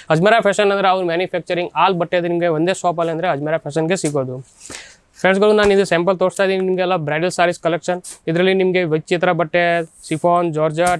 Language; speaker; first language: Kannada; non-native, learner; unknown